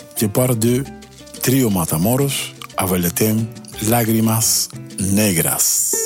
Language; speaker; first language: French; non-native, learner; Spanish